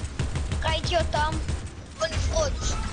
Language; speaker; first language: Hebrew; native; Hebrew